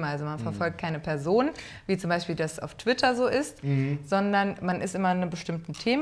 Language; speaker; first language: German; native; German